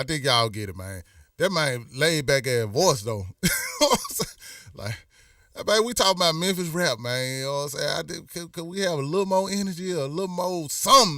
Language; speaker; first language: English; native; English